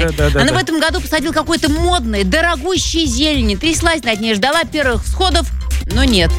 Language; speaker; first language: Russian; native; Russian